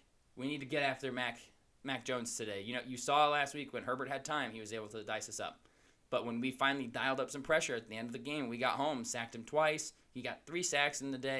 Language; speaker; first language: English; native; English